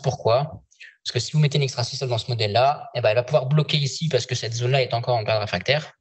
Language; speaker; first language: French; native; French